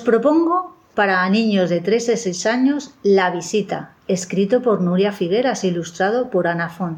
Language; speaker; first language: Spanish; native; Spanish